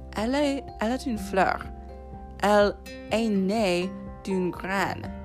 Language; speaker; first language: French; non-native, fluent; English